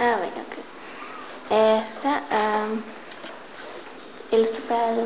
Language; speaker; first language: French; non-native, learner; English